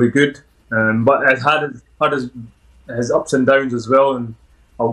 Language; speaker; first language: English; native; English